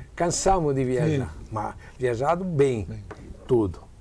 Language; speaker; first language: Portuguese; non-native, fluent; Italian